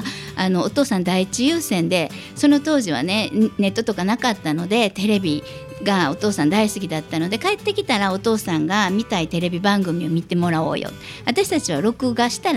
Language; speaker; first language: Japanese; native; Japanese